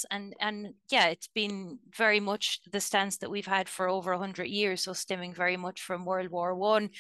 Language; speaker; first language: English; native; English